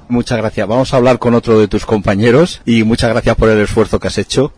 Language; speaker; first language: Spanish; native; Spanish